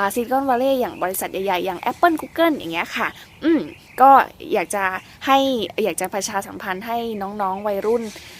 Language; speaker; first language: Thai; native; Thai